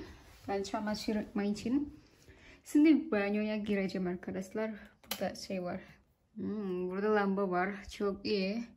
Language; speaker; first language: Turkish; non-native, learner; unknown